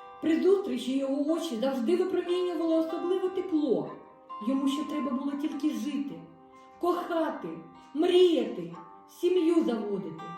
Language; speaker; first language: Ukrainian; native; Ukrainian